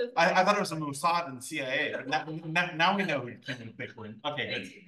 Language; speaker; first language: English; native; English